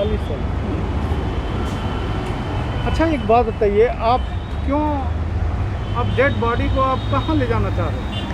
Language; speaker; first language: Hindi; native; Hindi